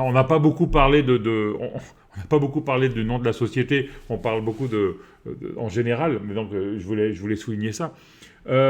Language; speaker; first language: French; native; French